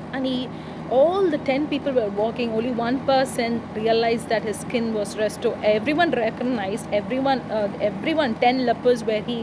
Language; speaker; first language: English; non-native, local second language; Tamil